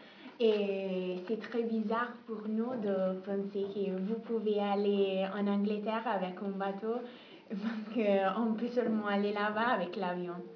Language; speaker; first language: French; non-native, learner; Italian